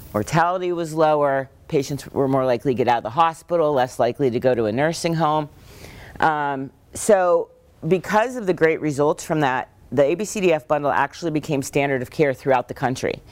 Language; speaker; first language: English; native; English